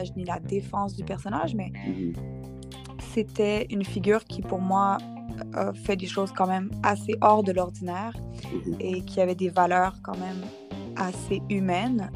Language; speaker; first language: French; native; French